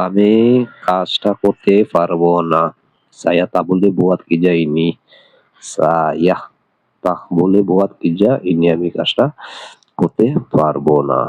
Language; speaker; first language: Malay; non-native, learner; Bangla